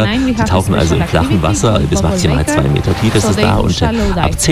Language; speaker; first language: German; native; German